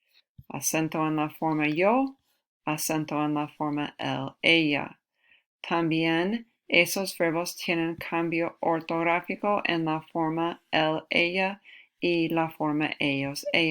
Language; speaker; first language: Spanish; non-native, fluent; English